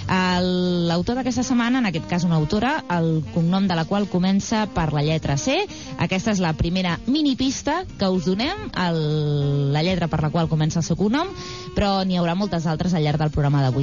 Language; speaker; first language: Catalan; native; Catalan